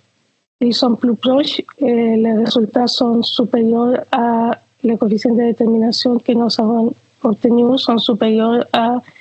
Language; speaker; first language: French; non-native, fluent; Spanish